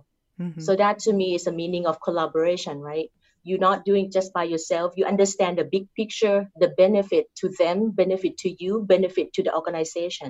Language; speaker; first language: English; non-native, fluent; Thai